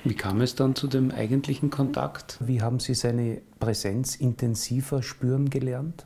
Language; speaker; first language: German; native; German